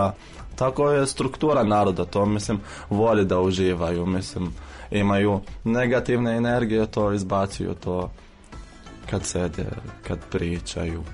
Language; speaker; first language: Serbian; non-native, fluent; Arabic